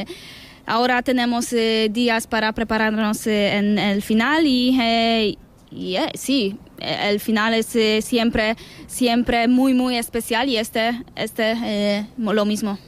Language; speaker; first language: Spanish; non-native, learner; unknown